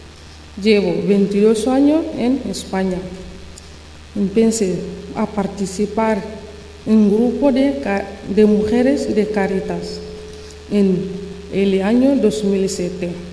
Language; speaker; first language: Spanish; non-native, learner; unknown